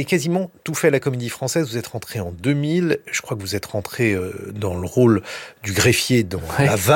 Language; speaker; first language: French; native; French